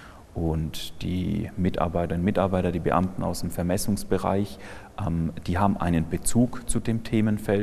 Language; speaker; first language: German; native; German